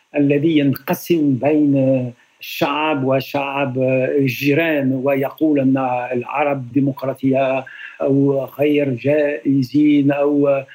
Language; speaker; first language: Arabic; non-native, fluent; French